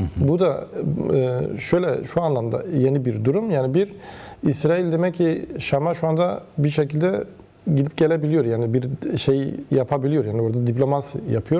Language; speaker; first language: Turkish; non-native, local second language; Kurdish